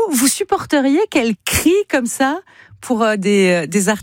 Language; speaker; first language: French; native; French